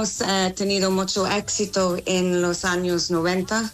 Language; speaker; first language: Spanish; non-native, fluent; English